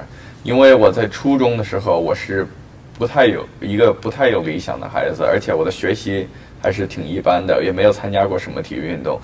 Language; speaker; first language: Chinese; early bilingual, heritage; Chinese